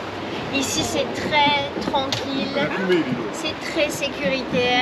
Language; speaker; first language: French; non-native, local second language; Morisyen